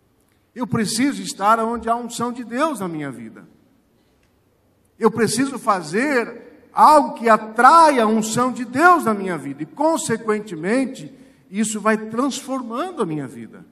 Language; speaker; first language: Portuguese; native; Portuguese